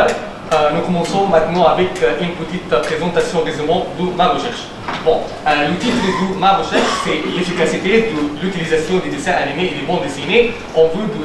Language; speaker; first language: French; non-native, fluent; Arabic